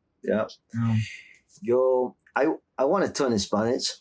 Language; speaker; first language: English; non-native, learner; Spanish